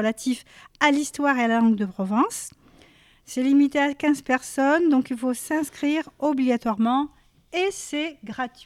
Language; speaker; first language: French; native; French